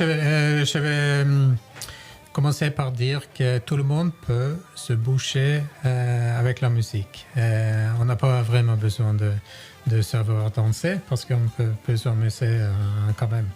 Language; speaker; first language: French; non-native, fluent; Norwegian